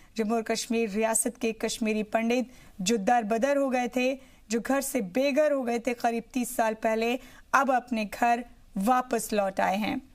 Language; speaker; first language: Hindi; native; Hindi